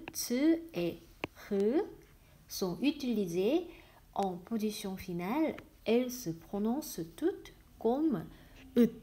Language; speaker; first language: French; non-native, fluent; Korean